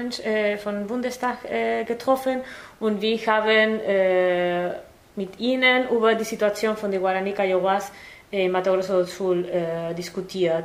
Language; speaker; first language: German; non-native, fluent; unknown